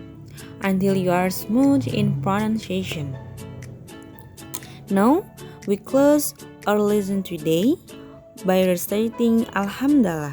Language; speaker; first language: English; non-native, learner; Indonesian